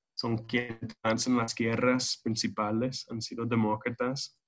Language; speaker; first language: Spanish; non-native, fluent; English